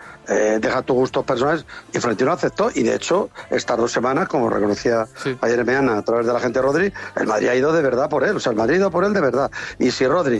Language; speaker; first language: Spanish; native; Spanish